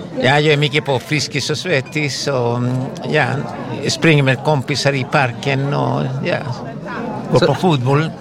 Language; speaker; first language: Swedish; non-native, fluent; Spanish